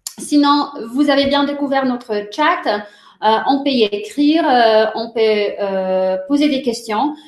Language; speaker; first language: French; non-native, fluent; Polish